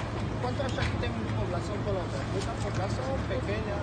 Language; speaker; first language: Portuguese; non-native, learner; French